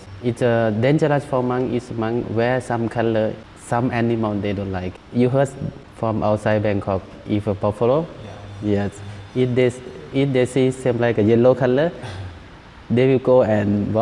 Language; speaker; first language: English; non-native, learner; Thai